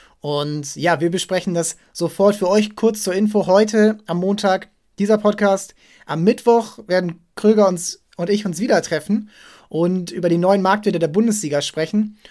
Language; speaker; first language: German; native; German